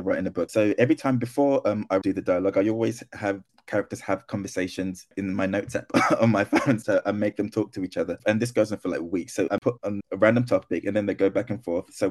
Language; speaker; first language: English; non-native, local second language; Akan